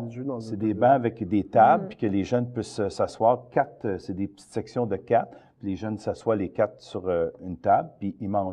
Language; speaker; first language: French; native; French